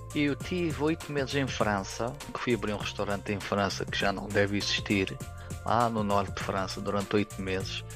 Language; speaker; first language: Portuguese; native; Portuguese